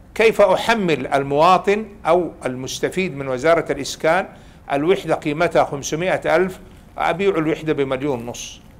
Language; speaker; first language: Arabic; native; Arabic